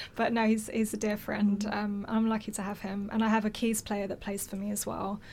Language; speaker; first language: English; native; English